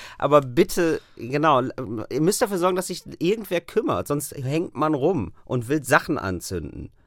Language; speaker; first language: German; native; German